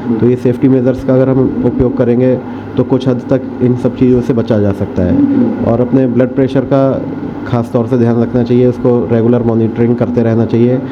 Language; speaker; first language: Hindi; native; Hindi